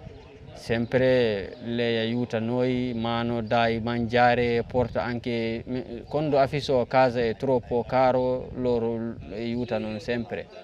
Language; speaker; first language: Italian; non-native, learner; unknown